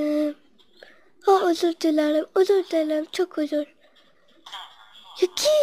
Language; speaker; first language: Turkish; non-native, learner; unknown